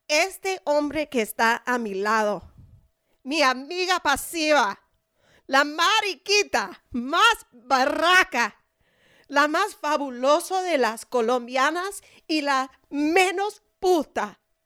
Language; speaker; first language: Spanish; non-native, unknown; English